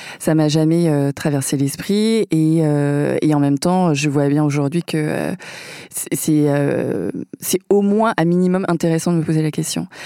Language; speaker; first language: French; early bilingual, other home language; Vietnamese